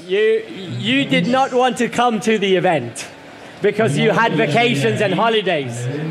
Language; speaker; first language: English; non-native, learner; Spanish